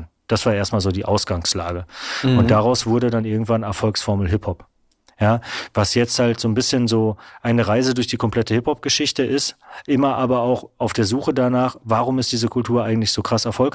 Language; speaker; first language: German; native; German